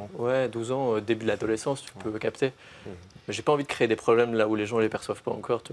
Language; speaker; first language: French; native; French